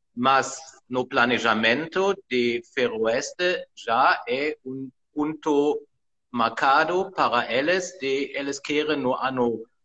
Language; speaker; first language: Portuguese; non-native, learner; German